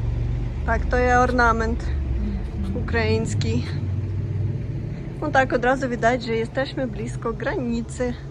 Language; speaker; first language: Polish; non-native, learner; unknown